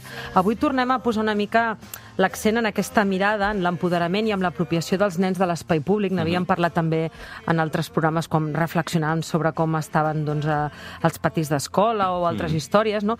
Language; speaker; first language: Catalan; native; Catalan